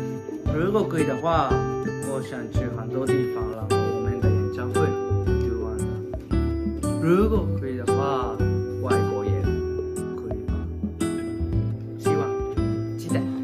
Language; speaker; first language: Chinese; non-native, learner; Japanese